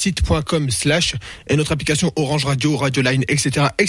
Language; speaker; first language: French; native; French